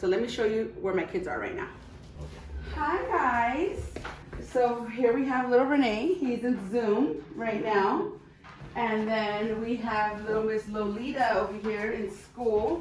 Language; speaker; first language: English; early bilingual, other home language; Spanish